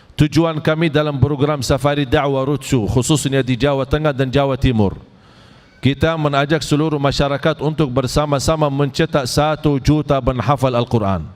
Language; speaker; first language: Malay; non-native, fluent; Arabic